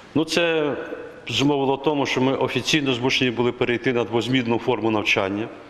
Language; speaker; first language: Ukrainian; native; Ukrainian